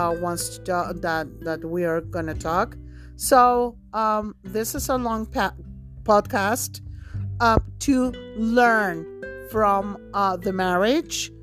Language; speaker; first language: English; non-native, fluent; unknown